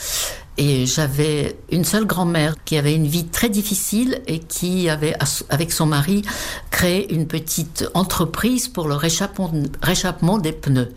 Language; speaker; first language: French; non-native, fluent; Czech